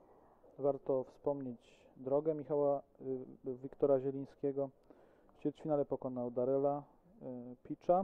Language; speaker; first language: Polish; native; Polish